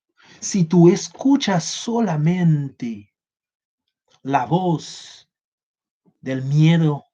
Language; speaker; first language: Spanish; non-native, learner; Haitian Creole